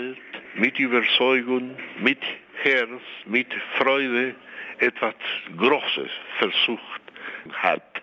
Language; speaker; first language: German; non-native, fluent; Spanish